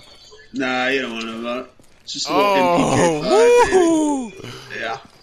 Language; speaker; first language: English; native; English